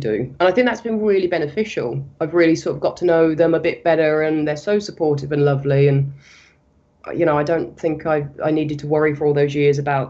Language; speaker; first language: English; native; English